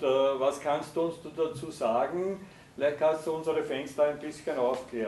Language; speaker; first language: German; native; German